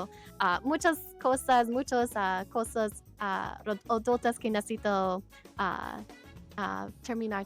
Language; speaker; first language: Spanish; non-native, learner; English